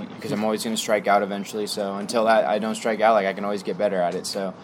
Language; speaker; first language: English; native; English